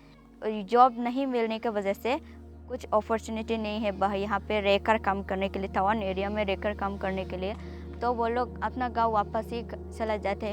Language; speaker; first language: Hindi; non-native, local second language; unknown